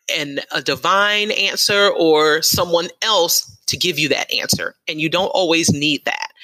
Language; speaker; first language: English; native; English